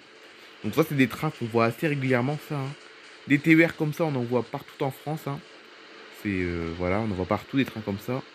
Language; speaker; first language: French; native; French